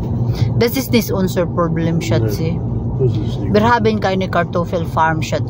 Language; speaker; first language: German; non-native, learner; Cebuano